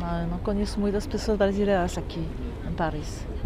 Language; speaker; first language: Portuguese; non-native, fluent; French